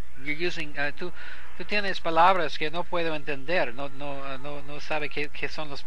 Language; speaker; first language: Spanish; non-native, learner; English